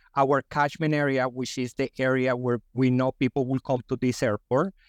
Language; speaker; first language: English; non-native, fluent; Spanish